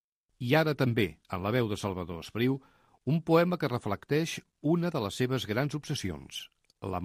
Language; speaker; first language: Catalan; native; Catalan